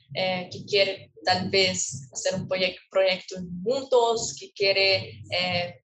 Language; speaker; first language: Spanish; non-native, learner; Portuguese